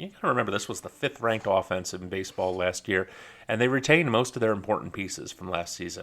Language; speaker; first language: English; native; English